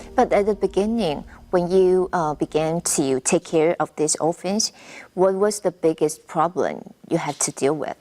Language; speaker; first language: English; non-native, fluent; Chinese